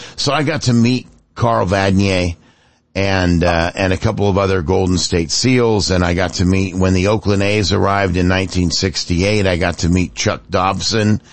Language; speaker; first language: English; native; English